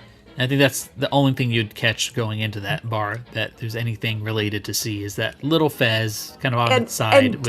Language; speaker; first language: English; native; English